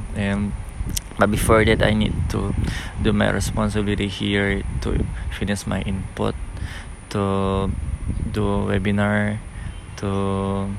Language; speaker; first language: English; non-native, fluent; Indonesian